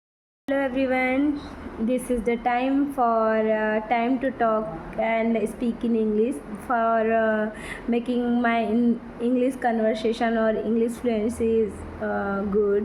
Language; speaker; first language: English; non-native, learner; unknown